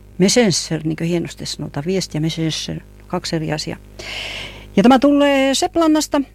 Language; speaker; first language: Finnish; native; Finnish